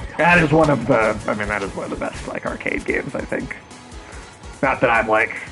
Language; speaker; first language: English; native; English